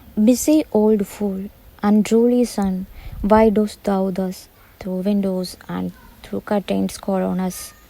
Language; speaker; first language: English; non-native, local second language; Malayalam